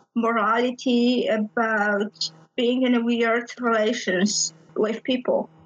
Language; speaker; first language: English; non-native, fluent; Polish